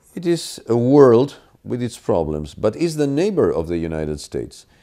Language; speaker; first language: English; non-native, fluent; Spanish